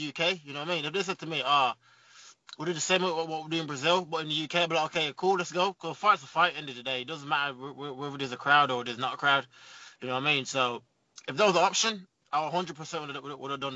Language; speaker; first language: English; native; English